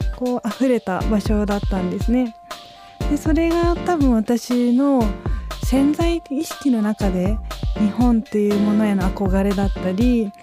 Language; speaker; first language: Japanese; native; Japanese